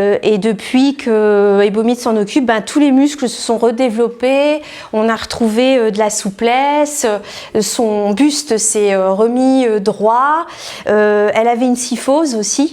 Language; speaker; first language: French; native; French